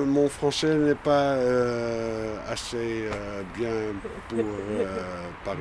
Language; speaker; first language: French; non-native, learner; Dutch